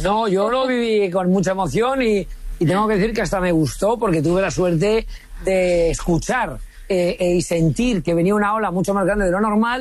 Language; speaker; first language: Spanish; native; Spanish